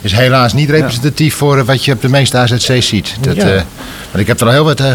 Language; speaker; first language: Dutch; native; Dutch